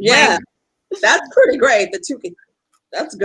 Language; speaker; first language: English; native; English